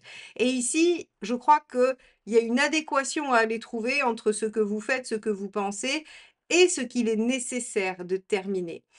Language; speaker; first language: French; native; French